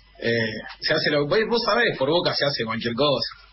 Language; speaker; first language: Spanish; native; Spanish